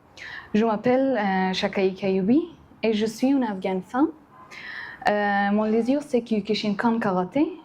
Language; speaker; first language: French; non-native, learner; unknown